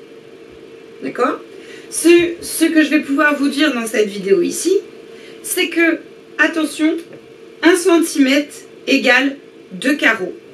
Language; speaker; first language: French; native; French